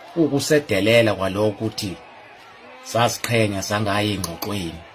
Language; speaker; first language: Zulu; native; Zulu